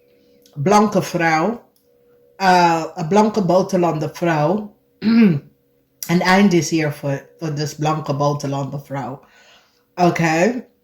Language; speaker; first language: Dutch; non-native, fluent; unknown